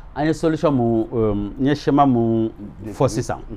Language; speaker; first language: French; non-native, local second language; Bambara